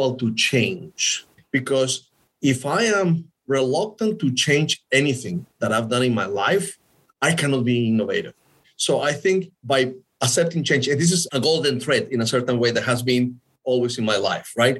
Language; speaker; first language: English; non-native, fluent; Spanish